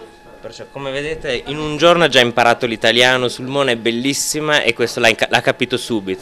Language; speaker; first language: Italian; native; Italian